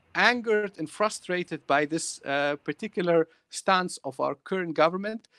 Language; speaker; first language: English; early bilingual, other home language; Persian